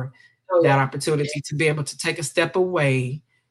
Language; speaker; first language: English; native; English